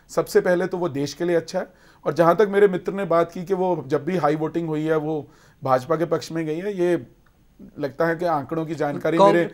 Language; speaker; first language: Hindi; native; Hindi